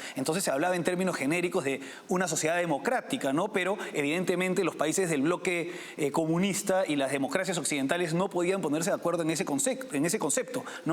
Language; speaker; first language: Spanish; native; Spanish